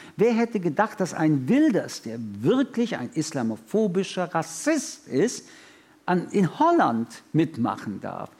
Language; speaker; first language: German; early bilingual, other home language; French